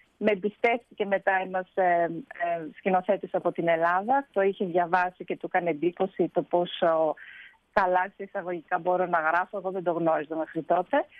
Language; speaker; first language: Greek; early bilingual, heritage; Greek